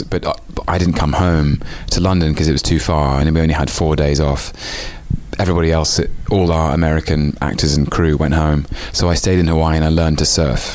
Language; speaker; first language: English; native; English